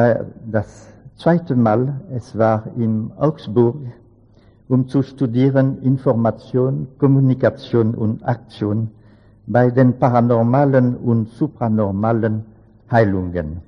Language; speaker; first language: German; non-native, learner; French